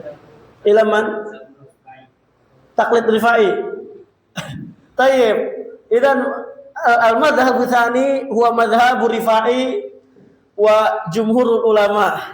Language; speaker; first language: Arabic; non-native, fluent; Indonesian